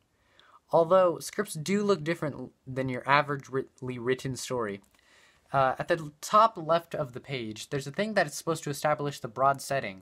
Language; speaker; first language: English; native; English